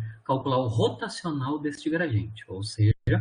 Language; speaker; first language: Portuguese; native; Portuguese